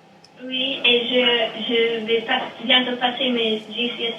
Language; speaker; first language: French; non-native, learner; English